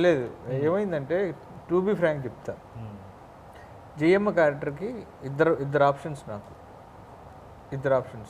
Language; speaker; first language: Telugu; native; Telugu